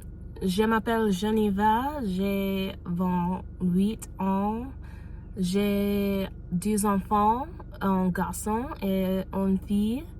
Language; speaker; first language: French; non-native, learner; English